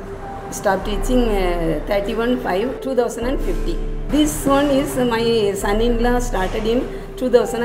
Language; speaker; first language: English; non-native, local second language; Tamil